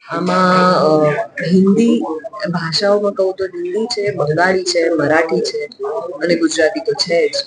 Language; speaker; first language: Gujarati; native; Gujarati